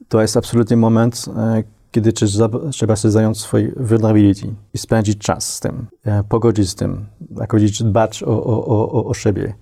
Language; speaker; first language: Polish; non-native, fluent; French